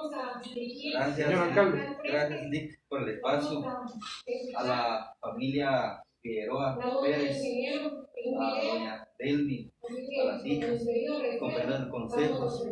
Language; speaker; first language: Spanish; native; Spanish